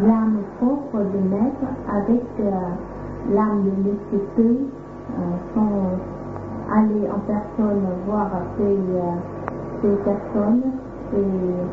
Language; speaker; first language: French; non-native, fluent; Vietnamese